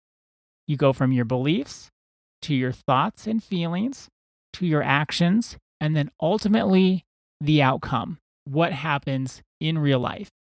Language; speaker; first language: English; native; English